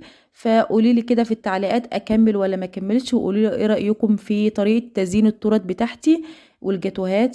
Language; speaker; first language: Arabic; native; Arabic